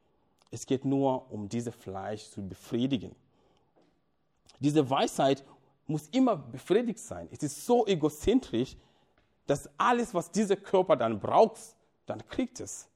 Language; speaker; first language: German; non-native, fluent; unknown